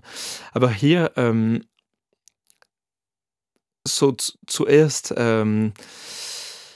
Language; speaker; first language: German; non-native, fluent; French